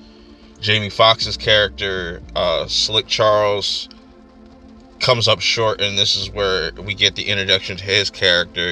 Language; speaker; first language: English; native; English